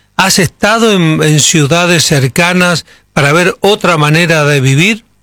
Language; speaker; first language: Spanish; native; Spanish